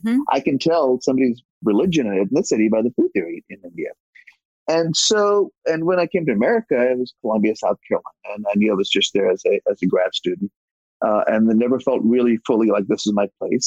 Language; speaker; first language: English; native; English